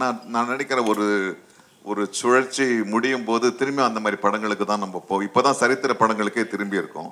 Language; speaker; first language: Tamil; native; Tamil